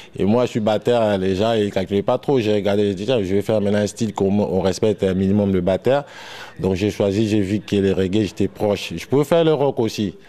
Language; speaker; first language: French; non-native, local second language; Lingala